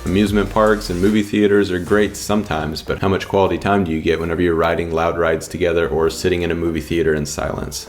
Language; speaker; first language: English; native; English